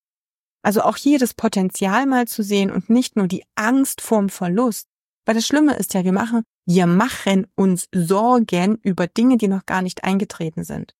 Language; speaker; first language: German; native; German